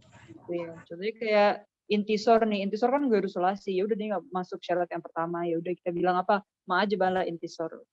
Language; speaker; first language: Indonesian; native; Indonesian